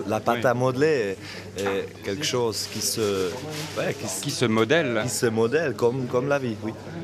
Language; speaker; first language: French; non-native, local second language; German